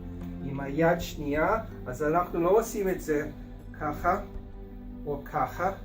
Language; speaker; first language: Hebrew; non-native, fluent; English